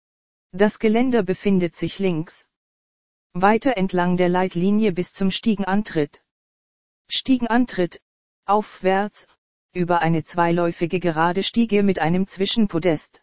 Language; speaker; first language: German; native; German